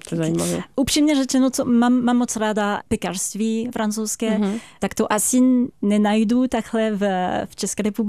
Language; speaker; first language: Czech; non-native, fluent; French